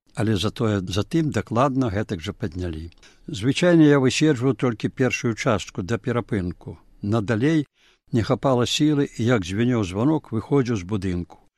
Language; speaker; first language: Belarusian; native; Belarusian